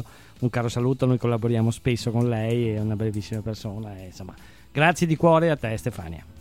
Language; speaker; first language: Italian; native; Italian